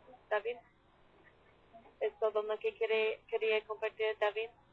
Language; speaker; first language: Spanish; non-native, fluent; English